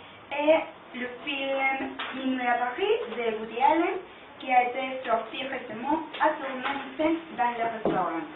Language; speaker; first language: French; non-native, learner; Spanish